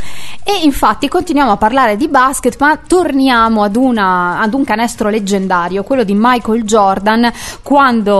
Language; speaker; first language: Italian; native; Italian